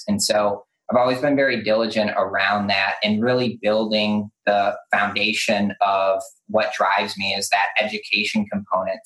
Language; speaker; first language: English; native; English